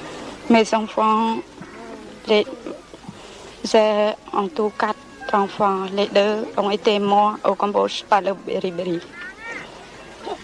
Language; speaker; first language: French; non-native, local second language; Khmer